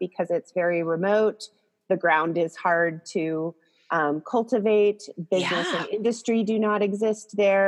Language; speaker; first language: English; native; English